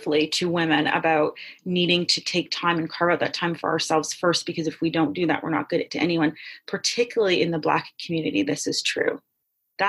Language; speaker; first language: English; native; English